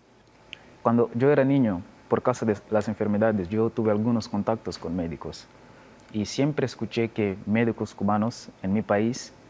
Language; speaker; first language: Spanish; non-native, learner; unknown